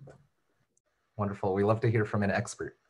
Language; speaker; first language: English; non-native, learner; Thai